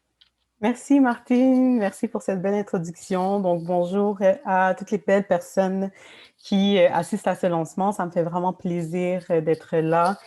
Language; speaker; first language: French; native; French